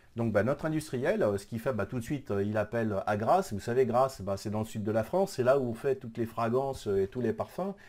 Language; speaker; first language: French; native; French